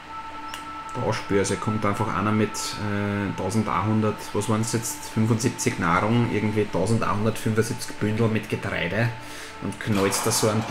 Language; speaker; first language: German; native; German